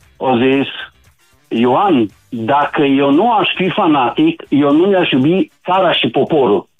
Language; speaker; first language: Romanian; native; Romanian